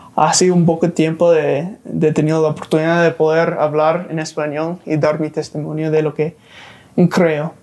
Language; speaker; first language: Spanish; non-native, fluent; English